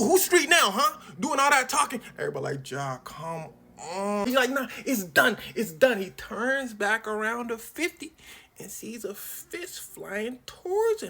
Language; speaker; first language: English; native; English